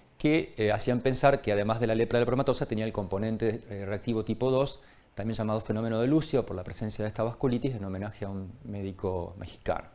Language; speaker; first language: Spanish; native; Spanish